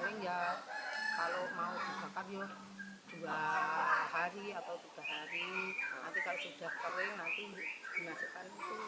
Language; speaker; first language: Indonesian; non-native, local second language; Javanese